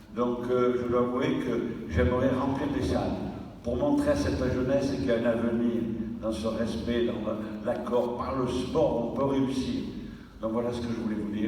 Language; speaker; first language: French; native; French